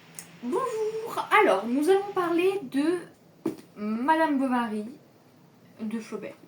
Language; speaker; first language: French; native; French